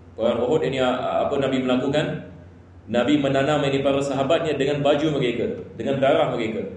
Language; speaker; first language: Malay; non-native, fluent; Arabic